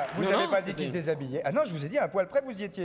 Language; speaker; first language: French; native; French